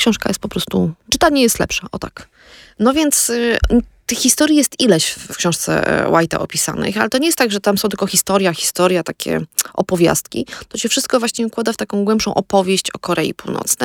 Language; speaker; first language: Polish; native; Polish